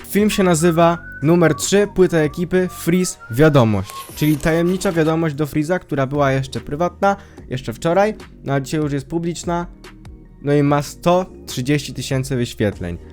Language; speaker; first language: Polish; native; Polish